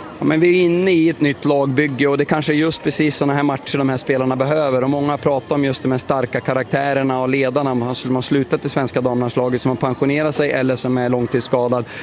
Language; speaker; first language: Swedish; native; Swedish